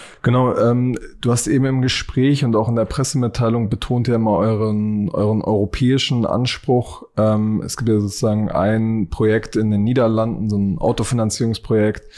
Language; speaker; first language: German; native; German